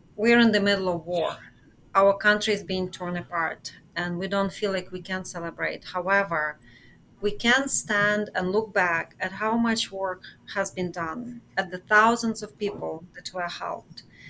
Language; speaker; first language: English; non-native, fluent; Ukrainian